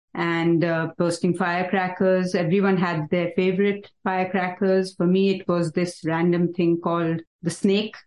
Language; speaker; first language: English; non-native, local second language; Hindi